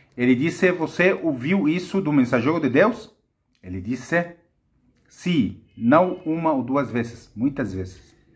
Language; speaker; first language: Portuguese; non-native, fluent; Arabic